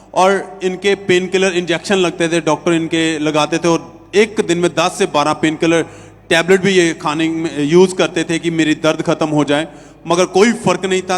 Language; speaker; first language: Hindi; native; Hindi